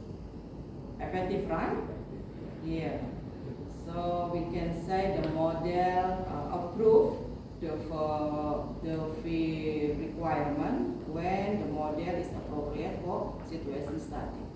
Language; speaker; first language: English; non-native, learner; Indonesian